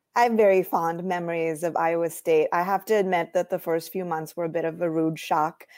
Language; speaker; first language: English; non-native, local second language; Tamil